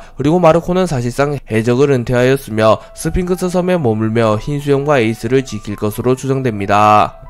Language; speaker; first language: Korean; native; Korean